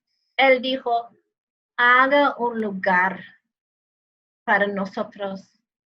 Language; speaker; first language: Spanish; non-native, fluent; English